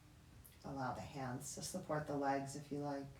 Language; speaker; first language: English; native; English